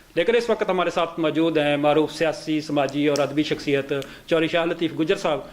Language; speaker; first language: Urdu; native; Urdu